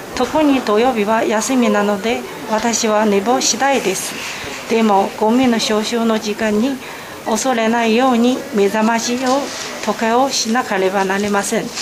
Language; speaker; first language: Japanese; non-native, learner; Chinese